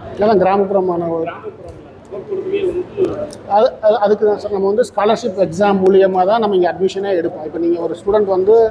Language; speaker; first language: Tamil; native; Tamil